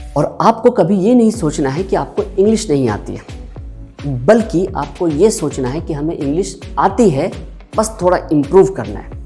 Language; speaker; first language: Hindi; native; Hindi